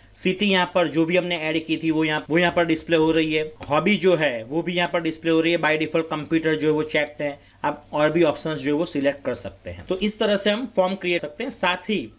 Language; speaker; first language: Hindi; non-native, local second language; Gujarati